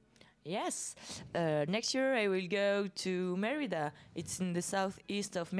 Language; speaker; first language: English; non-native, learner; French